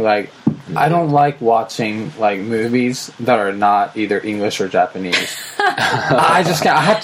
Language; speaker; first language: English; early bilingual, other home language; Japanese